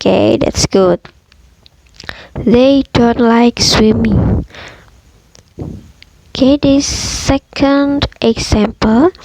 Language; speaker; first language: English; non-native, fluent; Indonesian